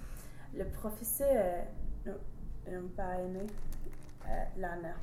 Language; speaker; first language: French; non-native, learner; English